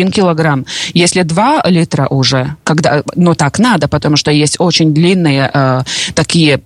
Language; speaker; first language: Russian; non-native, local second language; Latvian